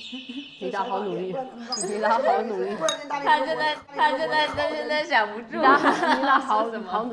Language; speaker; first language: Chinese; native; Chinese